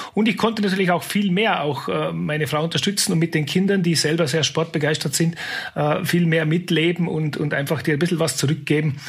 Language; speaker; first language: German; native; German